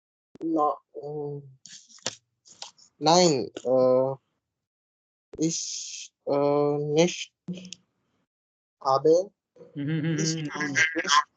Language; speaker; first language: German; non-native, learner; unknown